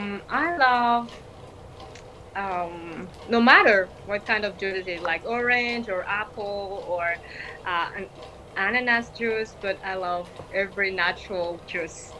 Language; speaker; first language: English; non-native, fluent; Malagasy